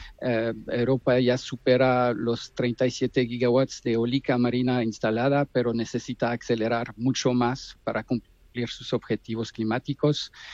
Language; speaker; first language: Spanish; non-native, fluent; French